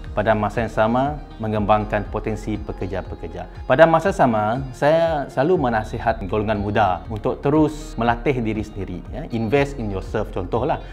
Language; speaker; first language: Malay; non-native, local second language; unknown